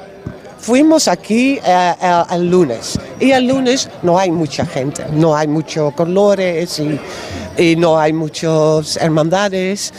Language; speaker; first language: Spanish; non-native, learner; Dutch